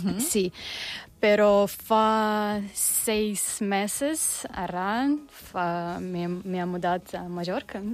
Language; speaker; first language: Catalan; non-native, learner; Russian